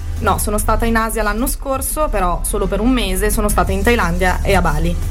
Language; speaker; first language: Italian; native; Italian